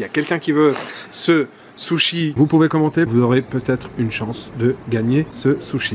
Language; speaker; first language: French; native; French